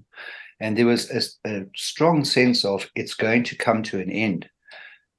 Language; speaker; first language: English; native; English